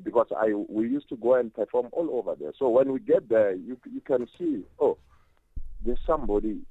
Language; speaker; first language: English; non-native, local second language; Tsonga